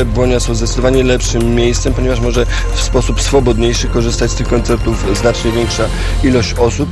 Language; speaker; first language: Polish; native; Polish